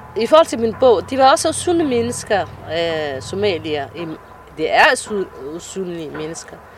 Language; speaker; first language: Danish; non-native, fluent; Somali